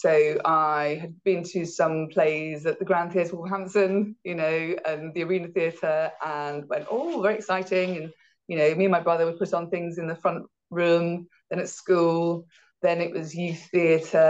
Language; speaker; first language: English; native; English